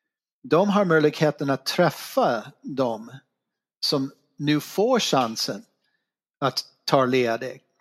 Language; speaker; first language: Swedish; non-native, fluent; English